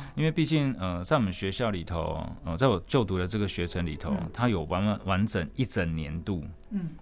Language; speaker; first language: Chinese; non-native, local second language; Min Nan Chinese